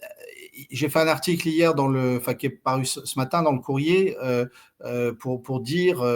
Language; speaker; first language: French; native; French